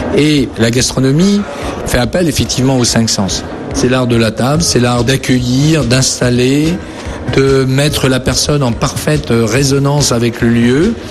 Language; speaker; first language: French; native; French